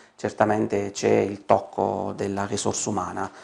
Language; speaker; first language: Italian; native; Italian